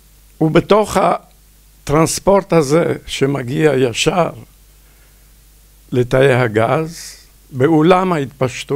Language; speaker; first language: Hebrew; non-native, fluent; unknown